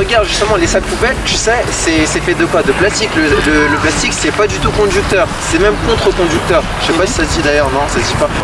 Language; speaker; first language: French; native; French